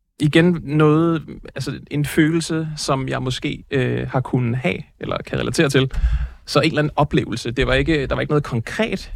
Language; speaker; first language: Danish; native; Danish